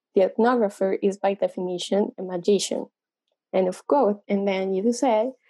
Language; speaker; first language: English; non-native, fluent; Spanish